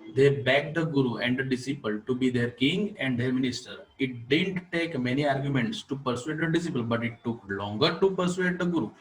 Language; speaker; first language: English; non-native, local second language; Gujarati